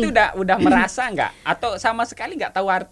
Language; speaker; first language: Indonesian; native; Indonesian